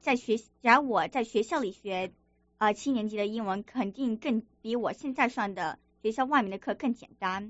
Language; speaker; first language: Chinese; early bilingual, other home language; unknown